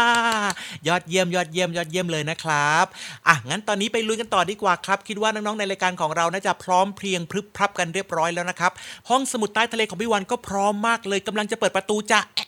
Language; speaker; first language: Thai; native; Thai